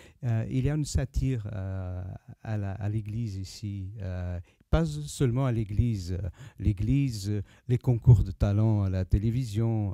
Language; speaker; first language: French; non-native, learner; Portuguese